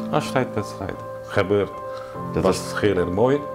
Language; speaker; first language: Dutch; non-native, learner; Hungarian